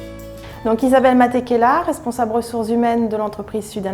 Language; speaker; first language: French; native; French